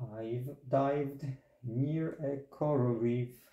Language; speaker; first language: English; non-native, fluent; Polish